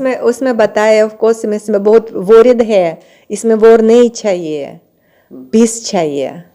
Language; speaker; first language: Hindi; non-native, learner; Russian